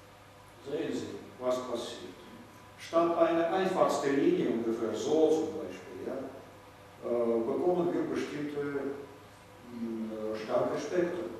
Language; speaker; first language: German; non-native, fluent; Russian